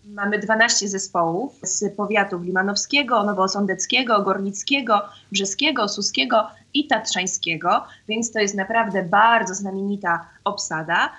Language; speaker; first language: Polish; native; Polish